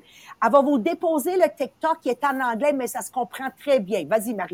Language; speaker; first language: French; native; French